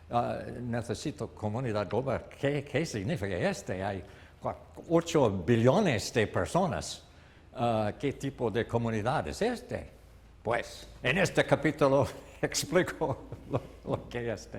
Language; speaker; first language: Spanish; non-native, learner; English